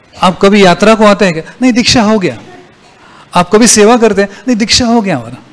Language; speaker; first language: Hindi; non-native, local second language; Marathi